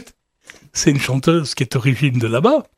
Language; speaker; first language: French; native; French